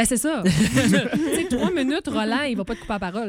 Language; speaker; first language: French; native; French